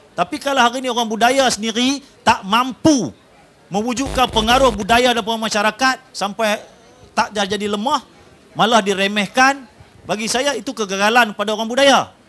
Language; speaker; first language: Malay; native; Malay